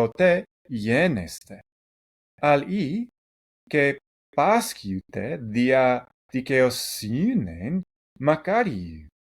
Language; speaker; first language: Greek; non-native, learner; English